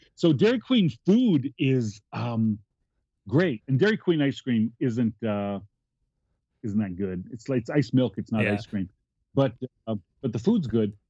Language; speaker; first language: English; native; English